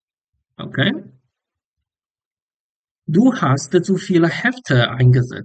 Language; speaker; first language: German; non-native, learner; English